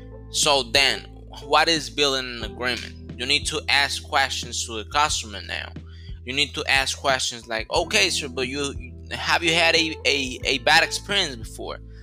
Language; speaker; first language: English; non-native, fluent; Spanish